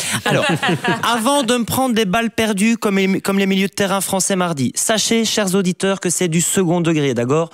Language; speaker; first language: French; native; French